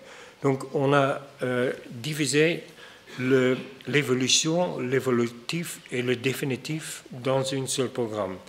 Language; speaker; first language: French; non-native, fluent; Dutch